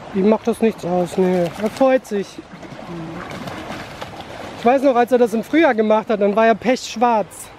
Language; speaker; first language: German; native; German